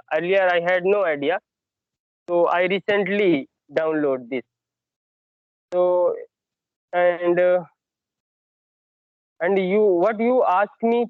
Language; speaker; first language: English; non-native, learner; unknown